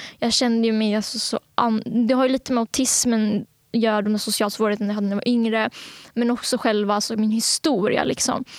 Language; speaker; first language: Swedish; early bilingual, other home language; Bangla